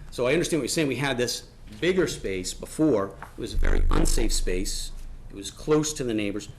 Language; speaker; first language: English; native; English